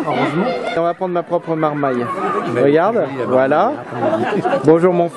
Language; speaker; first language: French; native; French